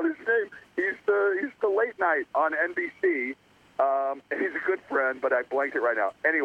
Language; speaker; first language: English; native; English